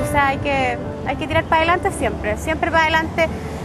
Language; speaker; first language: Spanish; native; Spanish